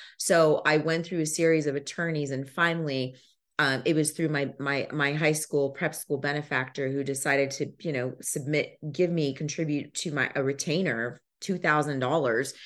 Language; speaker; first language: English; early bilingual, other home language; Lingala